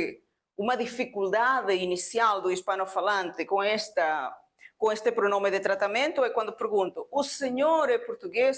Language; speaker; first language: Portuguese; non-native, fluent; Spanish